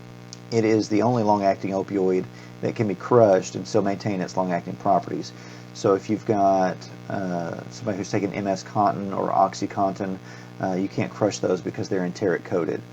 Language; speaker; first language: English; native; English